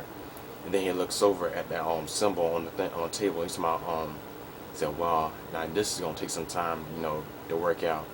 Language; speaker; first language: English; native; English